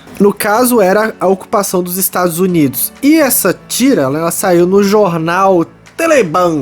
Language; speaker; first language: Portuguese; native; Portuguese